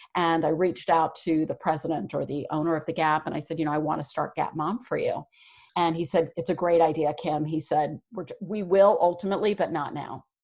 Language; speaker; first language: English; native; English